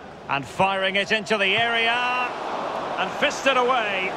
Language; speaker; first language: English; native; English